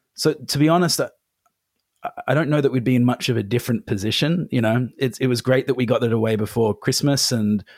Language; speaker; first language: English; native; English